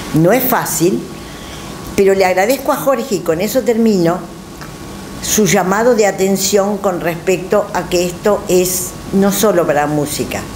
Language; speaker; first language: Spanish; native; Spanish